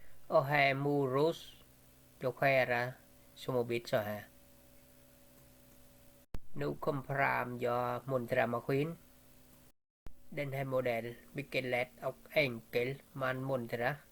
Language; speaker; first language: Swedish; non-native, learner; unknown